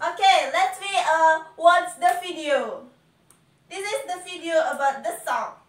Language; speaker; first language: English; non-native, learner; Indonesian